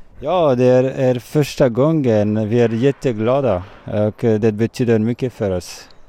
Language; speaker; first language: Swedish; non-native, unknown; French